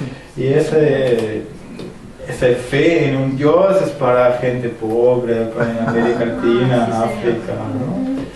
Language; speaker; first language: Spanish; non-native, fluent; German